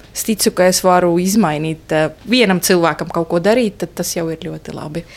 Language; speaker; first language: Latvian; non-native, fluent; Estonian